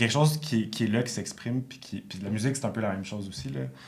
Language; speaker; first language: French; native; French